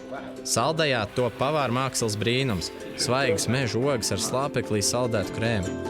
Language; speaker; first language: Latvian; native; Latvian